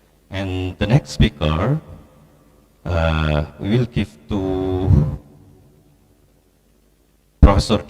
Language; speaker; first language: English; non-native, learner; Indonesian